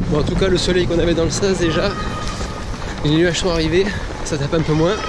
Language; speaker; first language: French; native; French